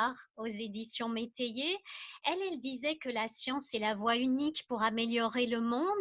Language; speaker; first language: French; native; French